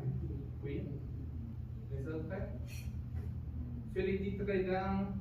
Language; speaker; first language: French; non-native, fluent; Spanish